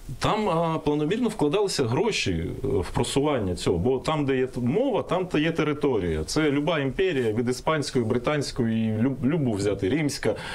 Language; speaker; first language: Ukrainian; non-native, local second language; Russian